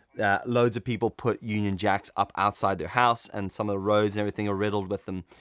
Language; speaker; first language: English; native; English